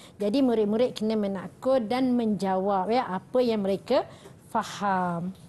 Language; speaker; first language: Malay; native; Malay